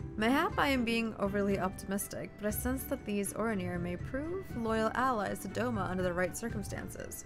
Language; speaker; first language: English; native; English